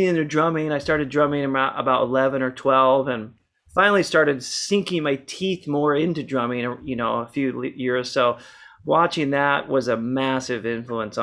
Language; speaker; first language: English; native; English